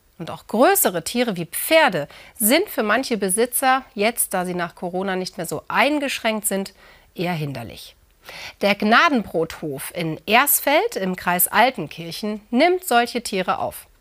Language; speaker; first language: German; native; German